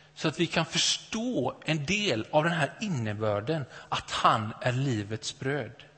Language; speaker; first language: Swedish; native; Swedish